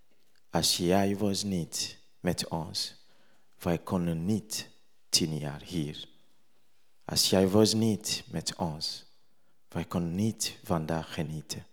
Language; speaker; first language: Dutch; non-native, learner; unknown